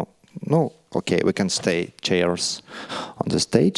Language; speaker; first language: English; non-native, learner; Russian